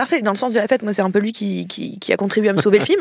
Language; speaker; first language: French; native; French